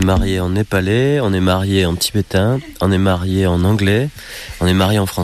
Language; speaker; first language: French; native; French